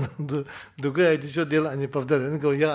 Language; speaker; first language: Russian; non-native, learner; Tibetan